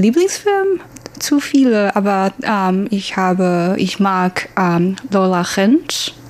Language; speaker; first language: German; non-native, learner; Chinese